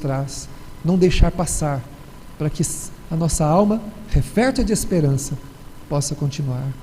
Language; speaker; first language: Portuguese; native; Portuguese